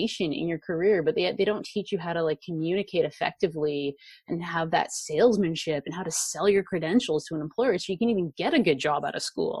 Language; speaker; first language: English; native; English